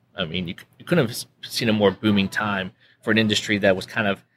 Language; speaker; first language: English; native; English